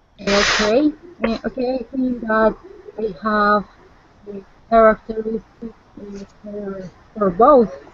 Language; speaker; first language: English; non-native, learner; Spanish